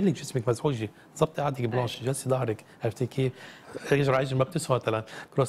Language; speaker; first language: Arabic; native; Arabic